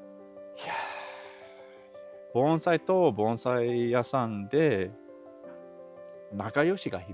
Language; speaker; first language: Japanese; non-native, learner; English